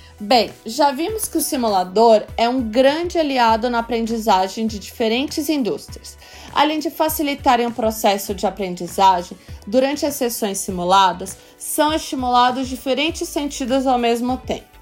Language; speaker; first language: Portuguese; native; Portuguese